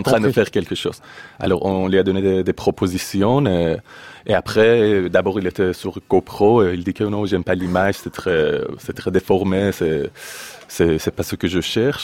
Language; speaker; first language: French; non-native, fluent; Persian